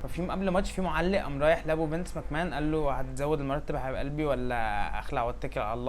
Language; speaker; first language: Arabic; native; Arabic